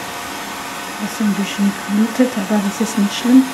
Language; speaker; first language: German; non-native, learner; Filipino